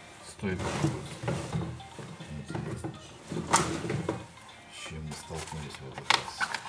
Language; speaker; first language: Russian; native; Russian